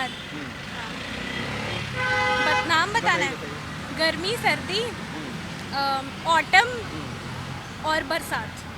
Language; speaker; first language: Hindi; native; Hindi